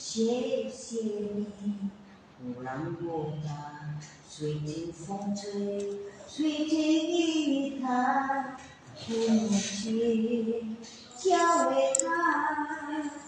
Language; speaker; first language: Chinese; non-native, learner; Indonesian